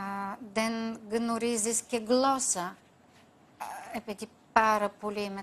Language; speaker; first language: Greek; non-native, fluent; Bulgarian